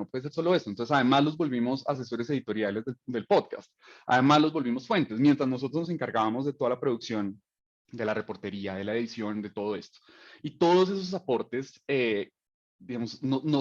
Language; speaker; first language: Spanish; native; Spanish